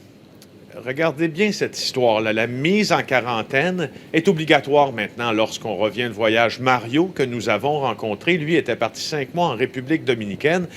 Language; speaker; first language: French; native; French